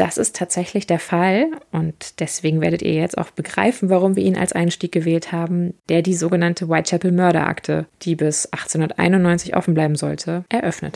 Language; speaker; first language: German; native; German